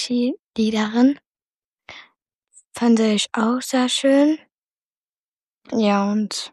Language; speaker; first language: German; non-native, learner; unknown